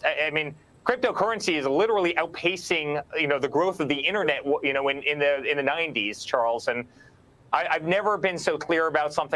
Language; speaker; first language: English; native; English